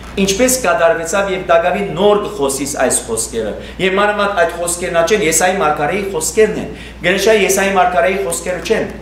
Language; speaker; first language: Armenian; early bilingual, heritage; Armenian